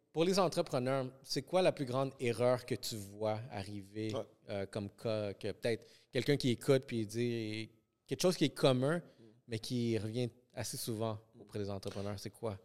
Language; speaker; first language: French; early bilingual, other home language; Spanish